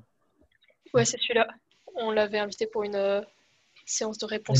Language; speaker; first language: French; native; French